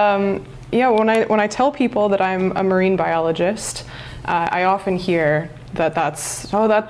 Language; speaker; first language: English; native; English